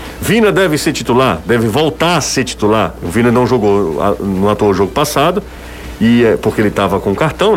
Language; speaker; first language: Portuguese; native; Portuguese